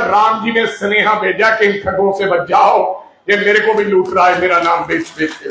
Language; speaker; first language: Hindi; non-native, local second language; Punjabi